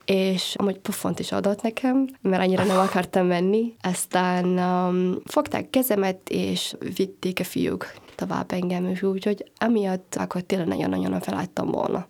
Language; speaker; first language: Hungarian; non-native, fluent; Somali